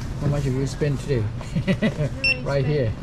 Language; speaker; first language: English; non-native, learner; Iu Mien